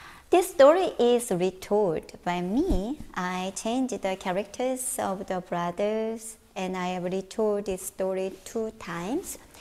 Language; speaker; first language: English; non-native, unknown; Korean